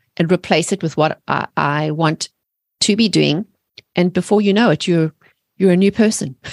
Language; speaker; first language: English; native; English